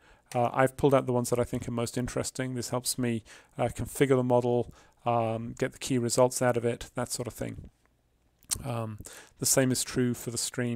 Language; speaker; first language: English; native; English